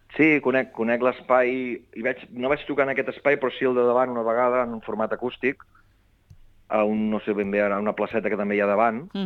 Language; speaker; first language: Catalan; native; Catalan